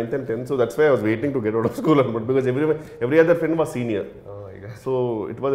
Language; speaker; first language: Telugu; native; Telugu